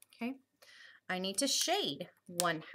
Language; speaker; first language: English; native; English